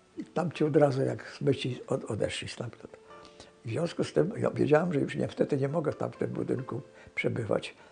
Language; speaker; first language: Polish; native; Polish